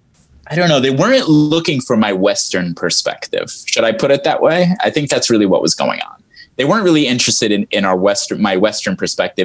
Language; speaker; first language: English; early bilingual, other home language; Arabic